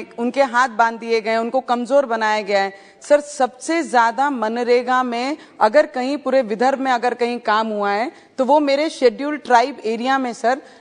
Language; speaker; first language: Hindi; non-native, local second language; Punjabi